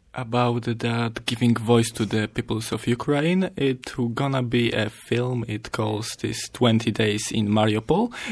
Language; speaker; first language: English; non-native, learner; Polish